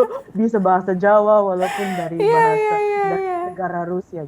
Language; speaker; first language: Indonesian; non-native, fluent; Filipino